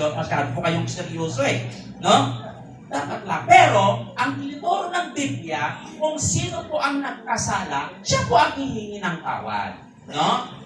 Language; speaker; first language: Filipino; non-native, local second language; Iloko